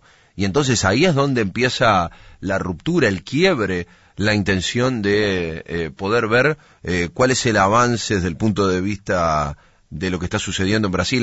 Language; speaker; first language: Spanish; native; Spanish